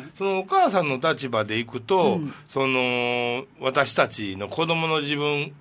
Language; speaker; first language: Japanese; native; Japanese